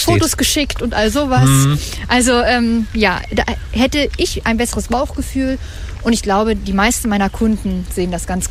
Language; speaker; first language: German; native; German